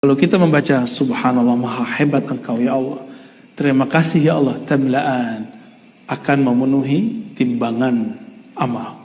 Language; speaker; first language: Indonesian; native; Indonesian